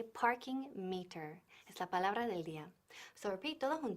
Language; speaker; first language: Spanish; non-native, fluent; English